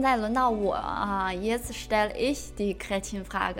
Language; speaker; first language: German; non-native, fluent; Chinese